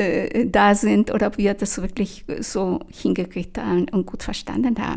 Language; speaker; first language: German; non-native, fluent; Spanish